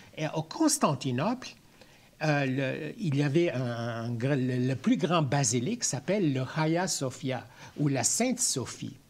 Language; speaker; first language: French; non-native, local second language; Armenian